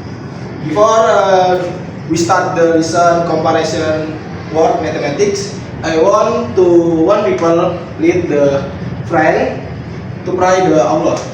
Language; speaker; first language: English; non-native, learner; Indonesian